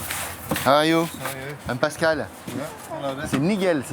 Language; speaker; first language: French; native; French